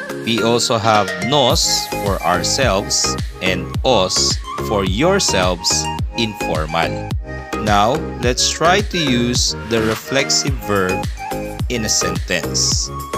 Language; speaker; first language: English; non-native, local second language; Filipino